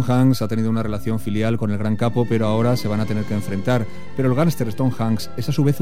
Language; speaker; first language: Spanish; native; Spanish